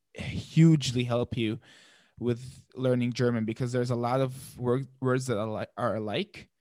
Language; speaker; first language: English; non-native, fluent; Arabic